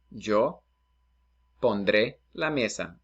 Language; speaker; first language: Spanish; non-native, fluent; English